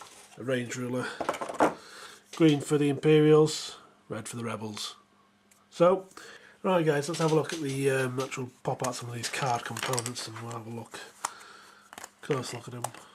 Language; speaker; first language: English; native; English